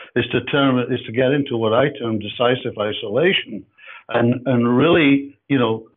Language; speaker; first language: English; native; English